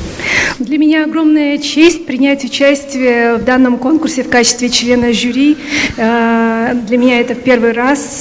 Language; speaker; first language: Russian; native; Russian